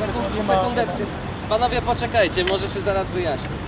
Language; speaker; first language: Polish; native; Polish